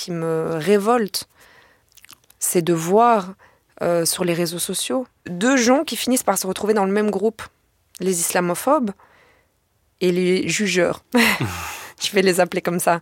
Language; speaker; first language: French; native; French